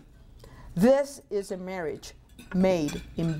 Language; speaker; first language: English; non-native, fluent; Spanish